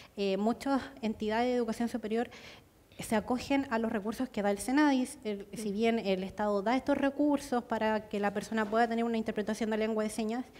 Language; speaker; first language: Spanish; native; Spanish